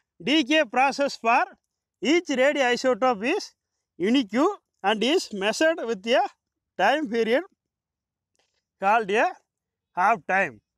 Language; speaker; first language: English; non-native, local second language; Tamil